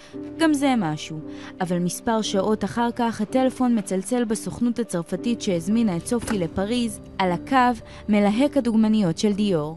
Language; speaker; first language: Hebrew; native; Hebrew